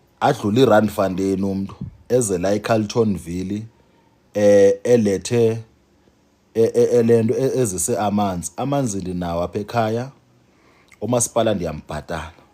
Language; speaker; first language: Zulu; non-native, local second language; Xhosa